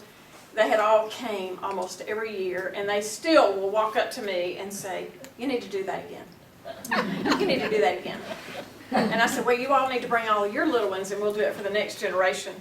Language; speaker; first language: English; native; English